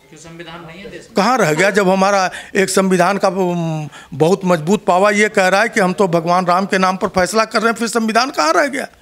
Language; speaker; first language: Hindi; native; Hindi